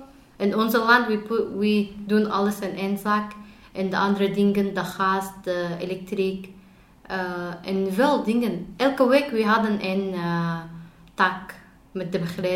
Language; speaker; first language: Dutch; non-native, learner; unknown